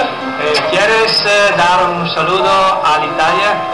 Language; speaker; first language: Spanish; non-native, learner; Italian